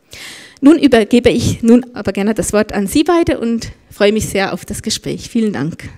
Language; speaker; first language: German; native; German